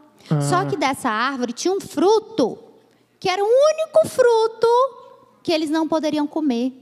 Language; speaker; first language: Portuguese; native; Portuguese